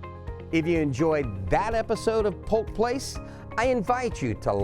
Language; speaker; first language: English; native; English